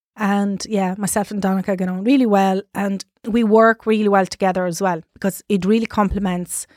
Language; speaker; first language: English; non-native, fluent; Italian